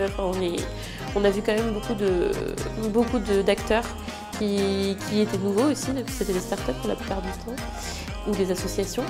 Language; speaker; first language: French; non-native, local second language; Malagasy